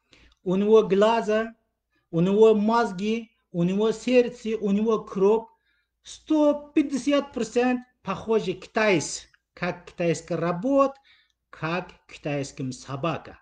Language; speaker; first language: Russian; non-native, learner; Uyghur